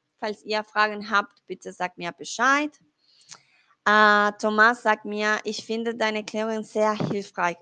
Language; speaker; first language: German; non-native, fluent; Spanish